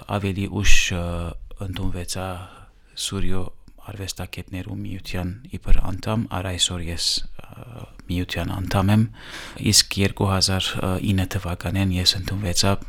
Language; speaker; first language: Armenian; early bilingual, heritage; Armenian